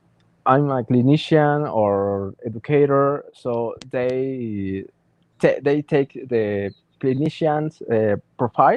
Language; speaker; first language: English; non-native, learner; Spanish